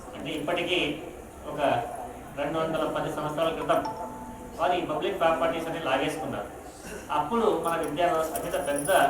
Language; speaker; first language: Telugu; non-native, local second language; Kannada